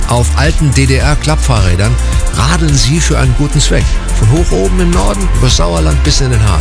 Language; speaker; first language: German; native; German